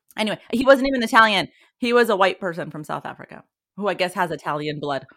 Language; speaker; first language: English; early bilingual, other home language; Persian